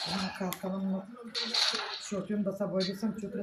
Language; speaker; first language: Bulgarian; non-native, local second language; Turkish